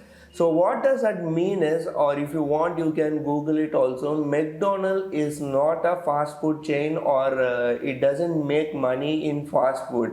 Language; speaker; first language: English; non-native, local second language; Tamil